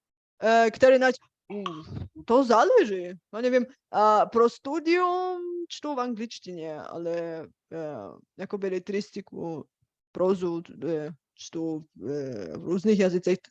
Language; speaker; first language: Czech; non-native, fluent; Bulgarian